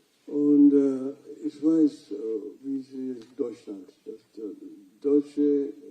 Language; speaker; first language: German; non-native, fluent; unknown